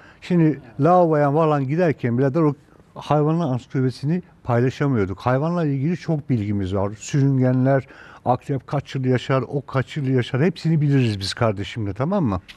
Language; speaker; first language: Turkish; native; Turkish